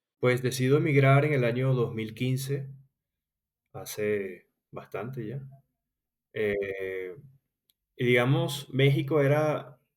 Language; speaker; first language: Spanish; native; Spanish